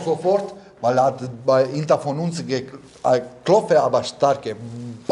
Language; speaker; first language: German; non-native, learner; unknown